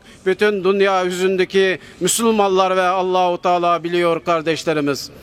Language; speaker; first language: Turkish; non-native, fluent; Uyghur